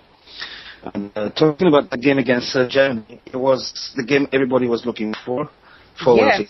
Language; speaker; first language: English; non-native, local second language; French